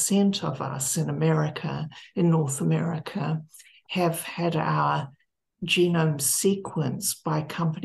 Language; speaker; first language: English; native; English